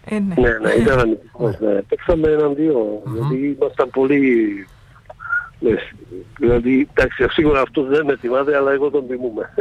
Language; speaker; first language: Greek; non-native, fluent; Slovak